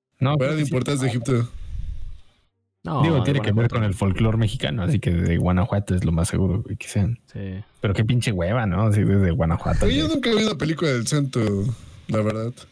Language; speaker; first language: Spanish; native; Spanish